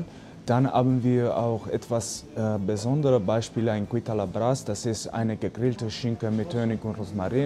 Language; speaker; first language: German; non-native, learner; Italian